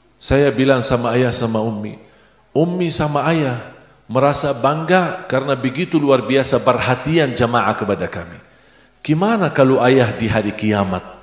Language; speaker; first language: Indonesian; non-native, fluent; Arabic